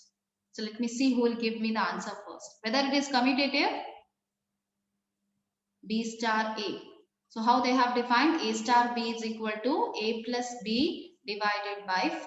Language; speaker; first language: English; non-native, local second language; Kannada